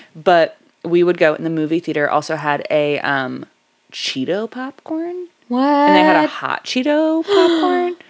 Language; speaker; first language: English; native; English